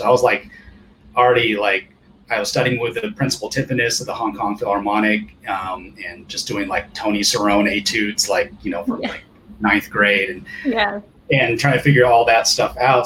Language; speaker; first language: English; early bilingual, other home language; Japanese